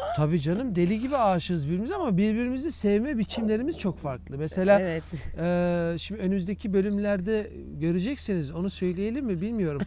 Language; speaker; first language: Turkish; native; Turkish